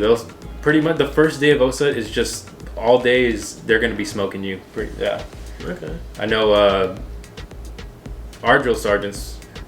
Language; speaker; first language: English; native; English